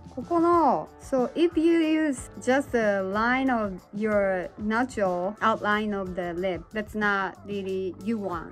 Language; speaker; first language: English; non-native, learner; Japanese